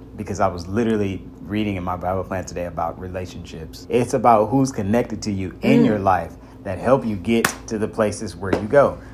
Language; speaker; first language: English; native; English